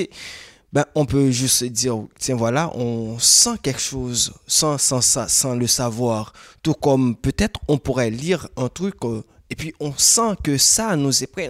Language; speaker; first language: French; non-native, local second language; Haitian Creole